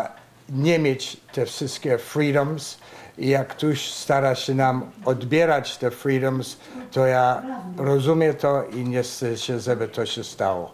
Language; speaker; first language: Polish; early bilingual, heritage; Polish